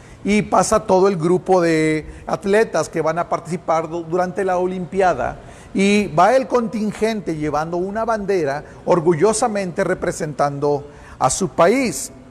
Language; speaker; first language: Spanish; native; Spanish